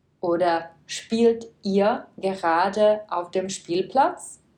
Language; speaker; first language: German; non-native, fluent; Czech